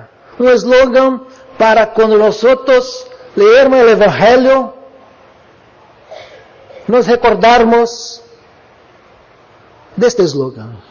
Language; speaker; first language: Spanish; non-native, learner; Portuguese